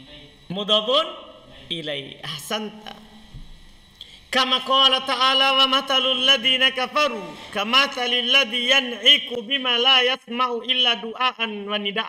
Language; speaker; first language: Arabic; non-native, fluent; Indonesian